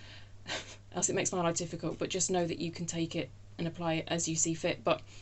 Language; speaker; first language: English; native; English